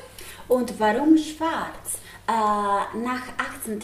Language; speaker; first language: German; non-native, learner; Italian